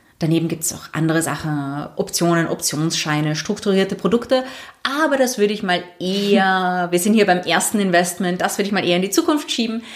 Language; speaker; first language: German; native; German